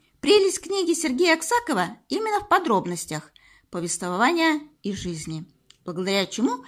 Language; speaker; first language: Russian; native; Russian